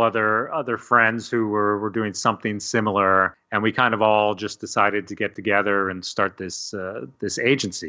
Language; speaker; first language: English; native; English